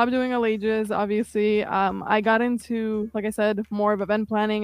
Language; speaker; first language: English; non-native, fluent; Kazakh